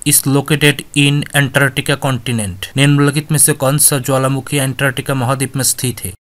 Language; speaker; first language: Hindi; non-native, local second language; Bangla